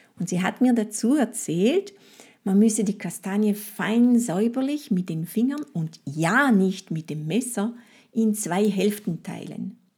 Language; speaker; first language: German; non-native, fluent; French